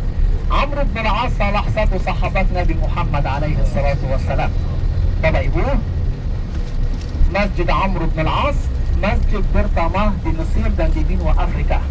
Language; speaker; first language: Indonesian; non-native, fluent; Arabic